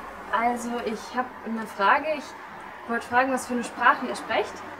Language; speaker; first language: German; native; German